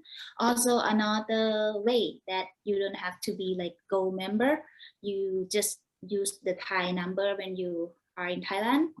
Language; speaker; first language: English; non-native, learner; Thai